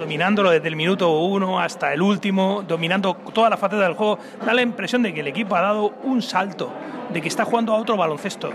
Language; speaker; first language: Spanish; native; Spanish